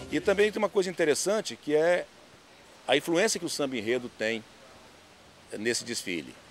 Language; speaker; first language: Portuguese; native; Portuguese